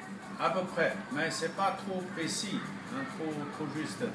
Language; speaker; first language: French; non-native, fluent; Chinese